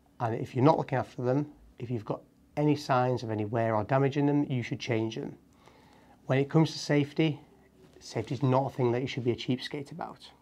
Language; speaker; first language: English; native; English